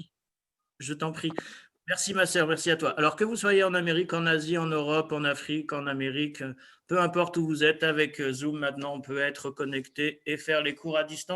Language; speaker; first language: French; native; French